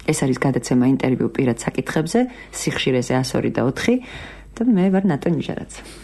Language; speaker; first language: Georgian; native; Georgian